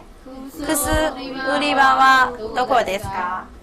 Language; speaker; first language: Japanese; non-native, fluent; Burmese